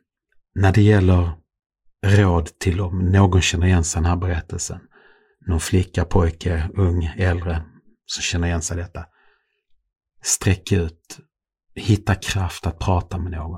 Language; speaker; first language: Swedish; native; Swedish